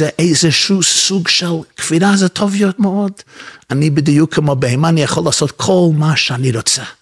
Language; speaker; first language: Hebrew; non-native, fluent; English